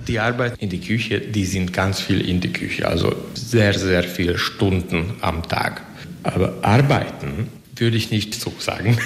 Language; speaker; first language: German; non-native, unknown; Hungarian